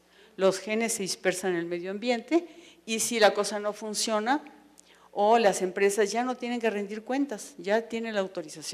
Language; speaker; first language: Spanish; native; Spanish